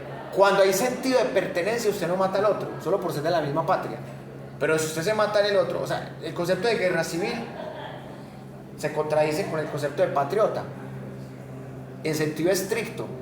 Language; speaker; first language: Spanish; native; Spanish